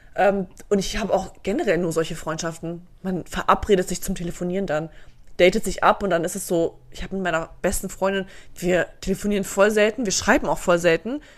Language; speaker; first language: German; early bilingual, other home language; Bosnian